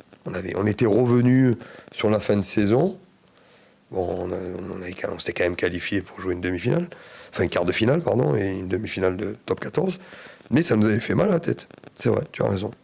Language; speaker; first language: French; native; French